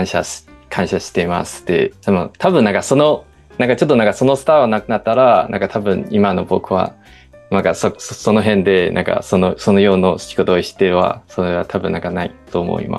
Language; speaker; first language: Japanese; non-native, learner; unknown